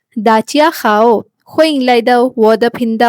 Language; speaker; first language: Chinese; non-native, fluent; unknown